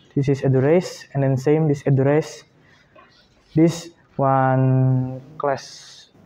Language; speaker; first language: English; non-native, learner; Indonesian